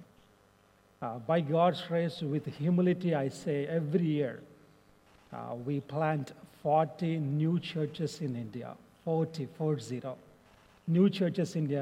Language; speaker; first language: English; non-native, local second language; Telugu